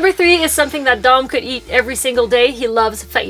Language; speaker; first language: English; non-native, local second language; French